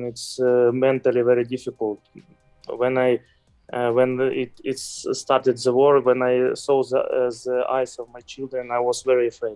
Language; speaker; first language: English; non-native, fluent; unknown